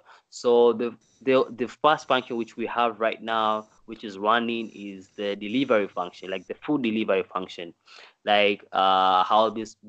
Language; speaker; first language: English; non-native, local second language; Swahili